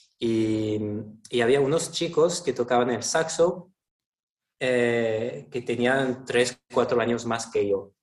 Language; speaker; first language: Spanish; non-native, fluent; French